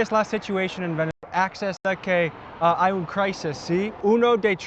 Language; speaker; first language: Spanish; non-native, learner; English